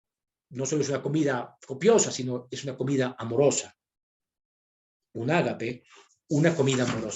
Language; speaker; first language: Spanish; native; Spanish